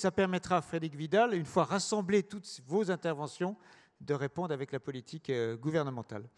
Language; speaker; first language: French; native; French